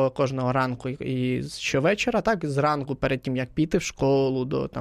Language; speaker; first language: Ukrainian; non-native, fluent; Spanish